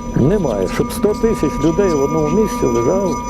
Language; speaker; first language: Ukrainian; non-native, fluent; Russian